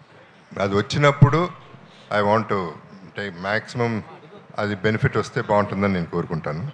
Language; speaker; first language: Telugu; native; Telugu